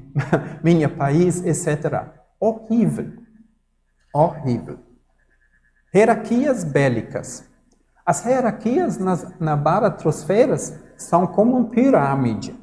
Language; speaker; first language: Portuguese; non-native, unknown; German